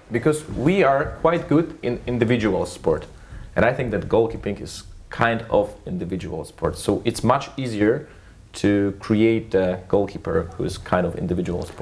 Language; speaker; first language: English; non-native, fluent; Polish